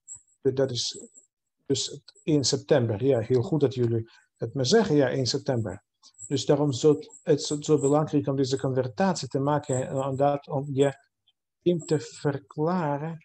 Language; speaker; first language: Dutch; non-native, fluent; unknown